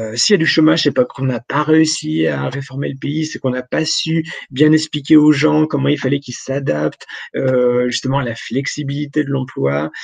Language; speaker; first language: French; native; French